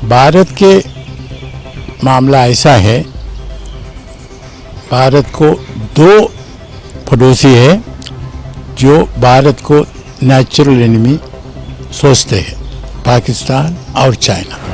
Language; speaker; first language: Hindi; non-native, local second language; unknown